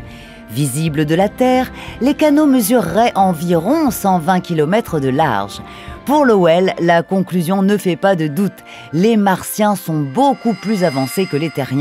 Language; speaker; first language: French; native; French